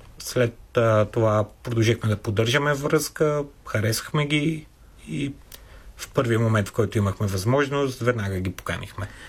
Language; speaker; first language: Bulgarian; native; Bulgarian